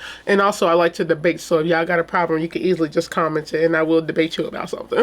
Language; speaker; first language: English; native; English